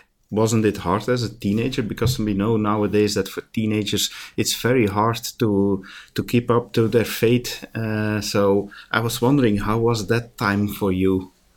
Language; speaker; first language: English; non-native, fluent; Dutch